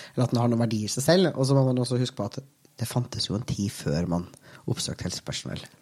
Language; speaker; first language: Norwegian; native; Norwegian